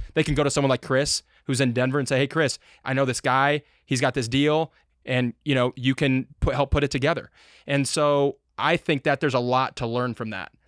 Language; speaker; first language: English; native; English